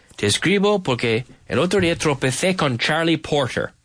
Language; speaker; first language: Spanish; non-native, learner; English